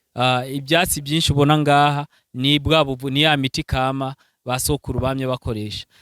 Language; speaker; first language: Rundi; early bilingual, heritage; Rundi